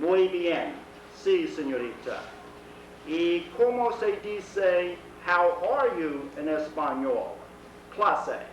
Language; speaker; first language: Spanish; non-native, fluent; English